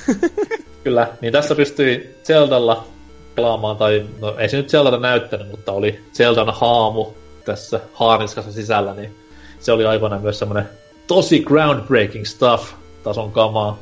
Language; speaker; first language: Finnish; native; Finnish